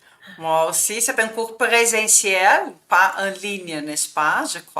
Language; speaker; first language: French; non-native, fluent; Portuguese